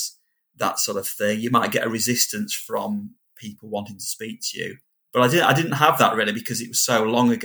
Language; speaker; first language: English; native; English